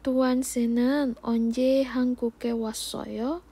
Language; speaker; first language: Korean; non-native, fluent; Indonesian